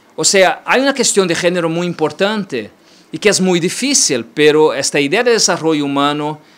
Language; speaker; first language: Spanish; non-native, learner; Portuguese